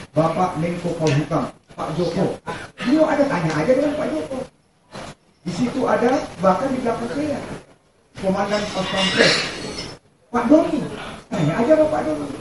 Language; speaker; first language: Indonesian; native; Indonesian